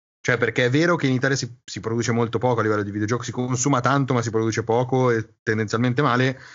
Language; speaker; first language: Italian; native; Italian